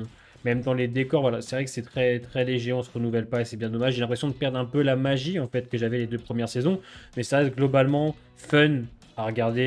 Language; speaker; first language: French; native; French